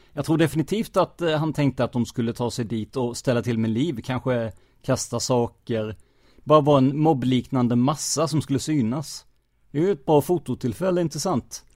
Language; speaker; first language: Swedish; non-native, fluent; English